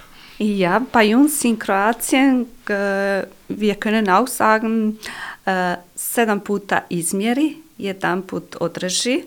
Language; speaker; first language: German; non-native, learner; Croatian